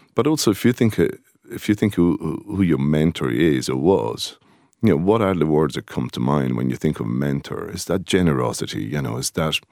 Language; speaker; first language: English; non-native, fluent; Italian